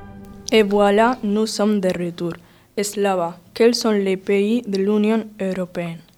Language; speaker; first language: French; non-native, local second language; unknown